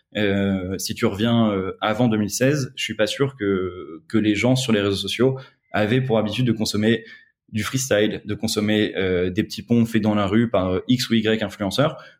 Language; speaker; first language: French; native; French